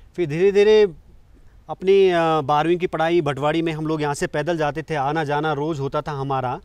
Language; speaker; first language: Hindi; native; Hindi